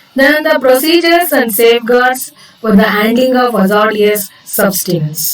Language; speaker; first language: English; non-native, local second language; Kannada